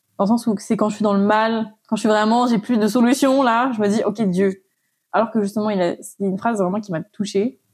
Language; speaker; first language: French; non-native, local second language; Malagasy